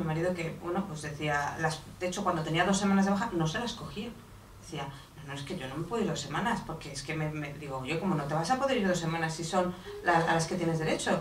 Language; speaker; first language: Spanish; native; Spanish